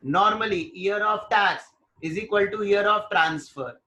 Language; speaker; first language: English; non-native, local second language; Hindi